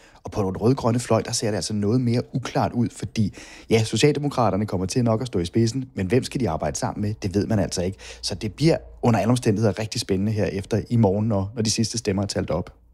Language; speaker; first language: Danish; native; Danish